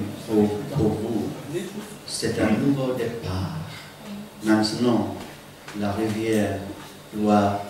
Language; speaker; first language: French; non-native, fluent; English